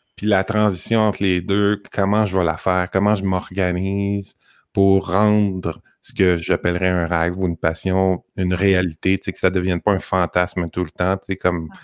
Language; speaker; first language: French; native; French